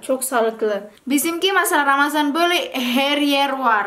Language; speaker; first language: Turkish; non-native, learner; Indonesian